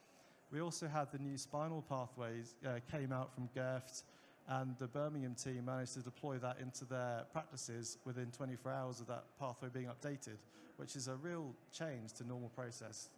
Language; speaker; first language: English; native; English